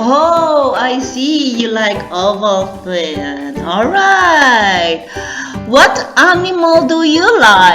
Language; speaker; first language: English; non-native, learner; Thai